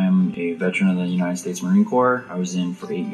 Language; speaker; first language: English; native; English